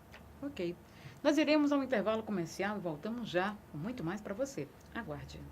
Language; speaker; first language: Portuguese; native; Portuguese